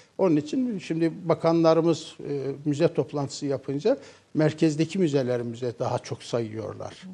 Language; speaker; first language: Turkish; native; Turkish